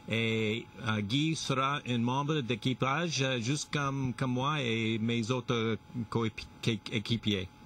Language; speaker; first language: French; non-native, local second language; English